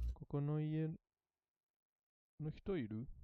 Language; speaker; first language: Japanese; non-native, learner; Filipino